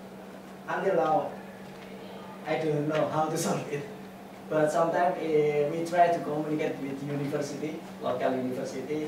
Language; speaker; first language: English; non-native, fluent; Indonesian